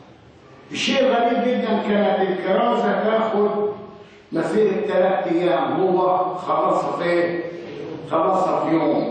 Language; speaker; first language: Arabic; native; Arabic